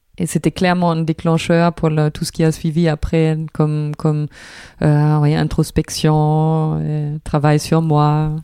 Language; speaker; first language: French; non-native, fluent; German